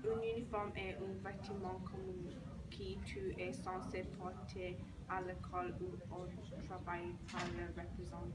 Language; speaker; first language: French; non-native, learner; English